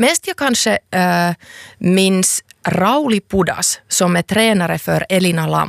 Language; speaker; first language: Swedish; non-native, local second language; Finnish